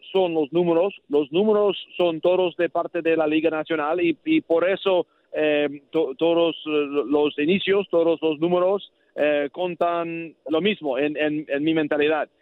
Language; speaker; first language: Spanish; non-native, learner; English